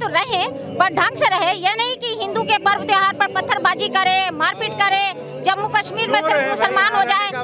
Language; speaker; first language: Hindi; native; Hindi